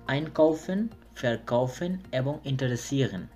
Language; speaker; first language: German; non-native, fluent; Bangla